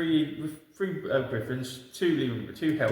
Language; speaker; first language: English; native; English